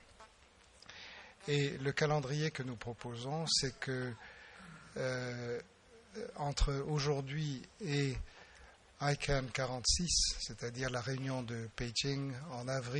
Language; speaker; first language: French; native; French